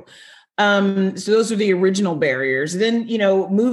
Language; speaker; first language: English; native; English